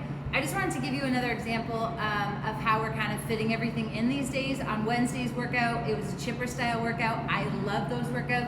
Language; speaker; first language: English; native; English